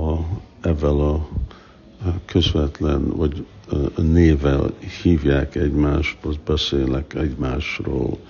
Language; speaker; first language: Hungarian; early bilingual, heritage; Hungarian